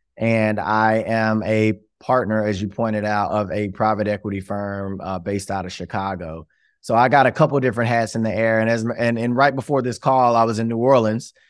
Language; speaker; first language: English; native; English